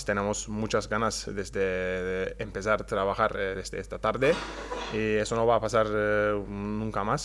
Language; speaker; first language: Spanish; non-native, learner; Turkish